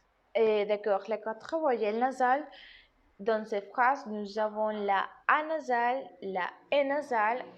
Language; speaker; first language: French; non-native, learner; Spanish